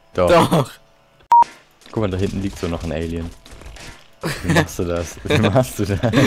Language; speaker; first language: German; native; German